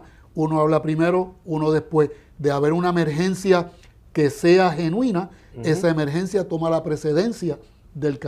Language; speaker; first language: Spanish; native; Spanish